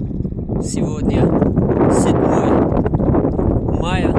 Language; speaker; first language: Russian; non-native, local second language; Tajik